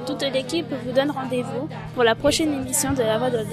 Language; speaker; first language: French; native; French